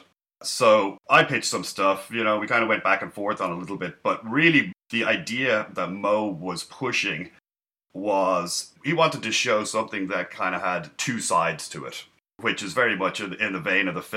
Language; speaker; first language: English; native; English